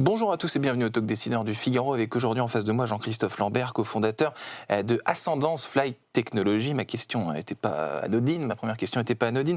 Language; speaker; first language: French; native; French